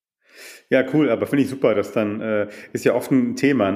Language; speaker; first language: German; native; German